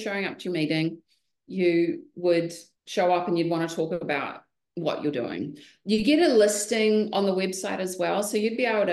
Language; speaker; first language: English; native; English